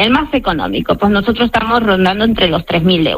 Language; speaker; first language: Spanish; native; Spanish